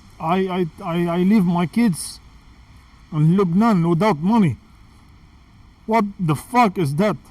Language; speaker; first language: English; non-native, learner; Arabic